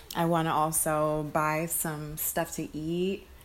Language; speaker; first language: English; early bilingual, other home language; Spanish